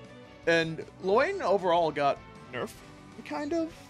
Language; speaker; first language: English; native; English